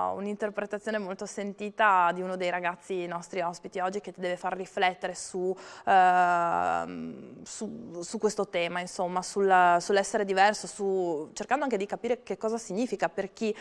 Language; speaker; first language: Italian; native; Italian